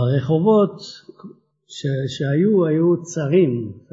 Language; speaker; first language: Hebrew; non-native, fluent; French